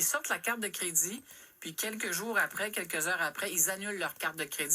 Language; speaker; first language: French; native; French